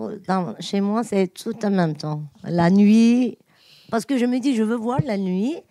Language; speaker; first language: French; non-native, learner; Turkish